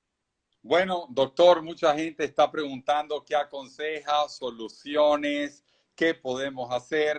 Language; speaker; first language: Spanish; native; Spanish